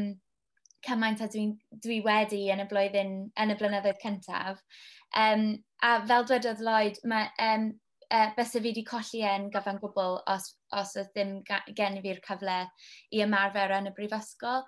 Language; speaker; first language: Welsh; non-native, local second language; English